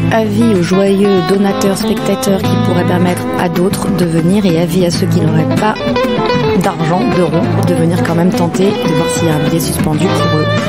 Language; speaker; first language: French; native; French